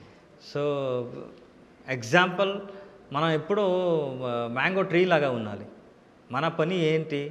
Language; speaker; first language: Telugu; non-native, local second language; Kannada